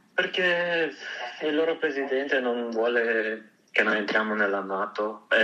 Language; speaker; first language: Italian; early bilingual, other home language; Ukrainian